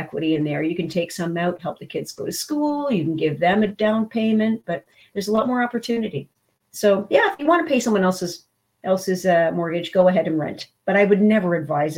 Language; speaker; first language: English; native; English